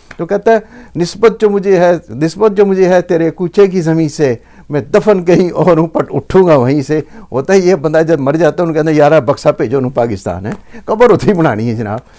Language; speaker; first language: Urdu; native; Urdu